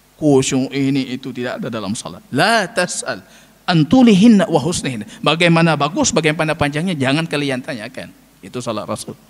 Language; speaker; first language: Malay; non-native, local second language; Achinese